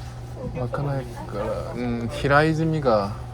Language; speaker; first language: Japanese; non-native, learner; Korean